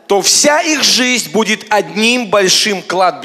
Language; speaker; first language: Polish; non-native, learner; Russian